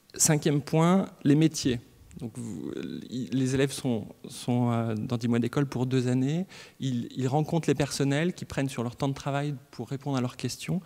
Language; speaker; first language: French; native; French